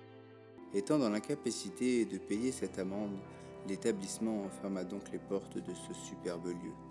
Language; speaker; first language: French; native; French